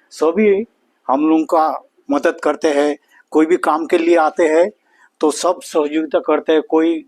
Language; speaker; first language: Hindi; non-native, local second language; Bangla